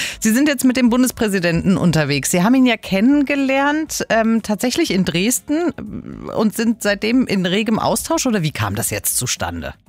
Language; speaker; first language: German; native; German